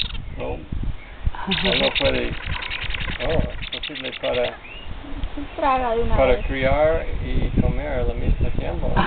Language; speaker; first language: Spanish; non-native, learner; English